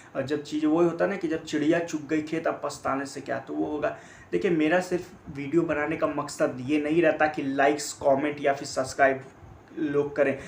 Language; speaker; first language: Hindi; native; Hindi